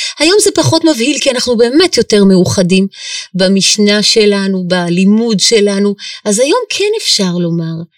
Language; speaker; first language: Hebrew; native; Hebrew